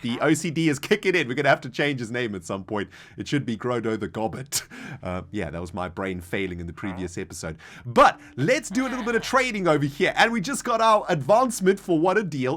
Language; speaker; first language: English; native; English